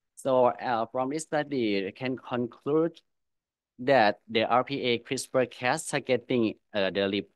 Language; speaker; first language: English; non-native, learner; Thai